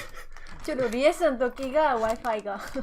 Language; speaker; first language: Japanese; non-native, learner; Vietnamese